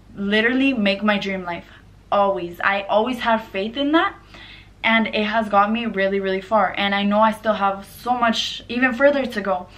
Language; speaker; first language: English; native; English